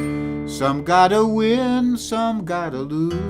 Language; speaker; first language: English; native; English